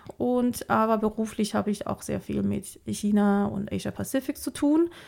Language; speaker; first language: German; non-native, fluent; Chinese